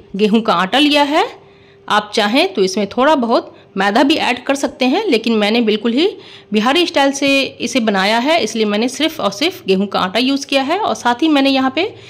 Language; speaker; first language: Hindi; native; Hindi